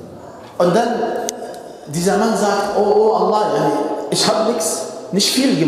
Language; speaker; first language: German; non-native, fluent; Arabic